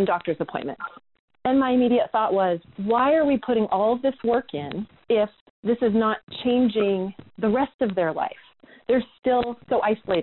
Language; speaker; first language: English; native; English